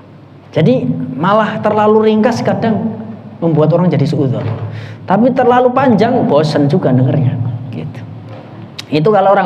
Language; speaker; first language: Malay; non-native, local second language; Javanese